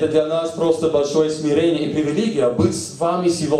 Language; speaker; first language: Russian; native; Russian